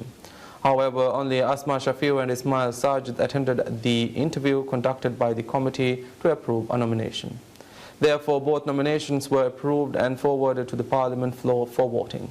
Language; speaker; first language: English; non-native, local second language; Divehi